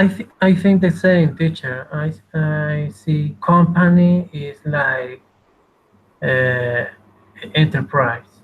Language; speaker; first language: English; non-native, learner; Spanish